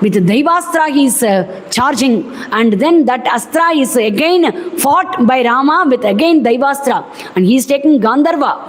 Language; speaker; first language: English; non-native, local second language; Tamil